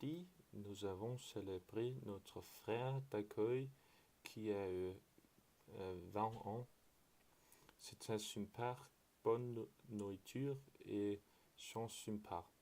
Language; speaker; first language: French; non-native, learner; Danish